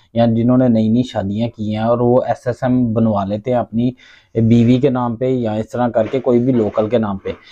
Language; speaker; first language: Urdu; non-native, local second language; Punjabi